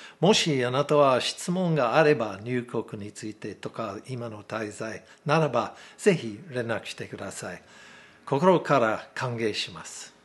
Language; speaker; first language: Japanese; non-native, fluent; English